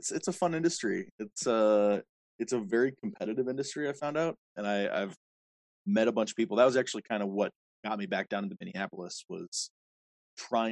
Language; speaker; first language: English; native; English